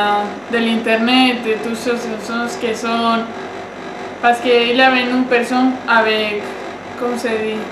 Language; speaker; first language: French; non-native, learner; Spanish